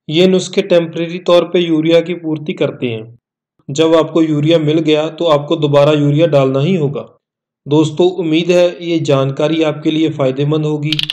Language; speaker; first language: Hindi; non-native, local second language; Punjabi